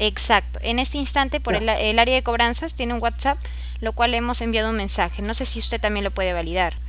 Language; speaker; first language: Spanish; native; Spanish